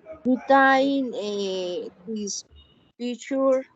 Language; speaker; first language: English; non-native, learner; Spanish